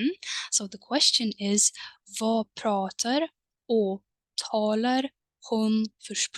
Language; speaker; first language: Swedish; non-native, fluent; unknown